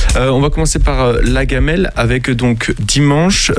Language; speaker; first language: French; native; French